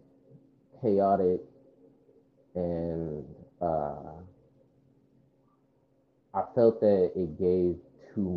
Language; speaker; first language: English; native; English